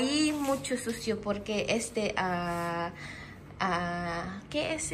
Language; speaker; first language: Spanish; non-native, learner; Filipino